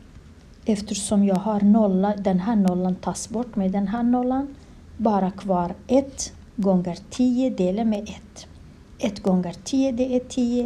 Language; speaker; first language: Swedish; non-native, learner; Kurdish